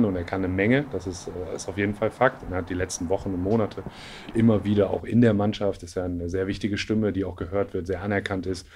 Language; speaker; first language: German; native; German